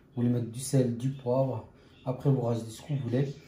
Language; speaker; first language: French; non-native, local second language; Arabic